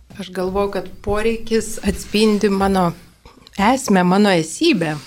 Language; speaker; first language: Lithuanian; native; Lithuanian